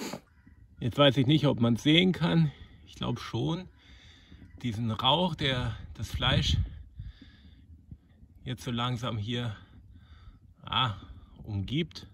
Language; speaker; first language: German; native; German